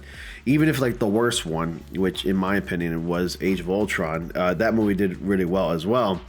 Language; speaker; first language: English; native; English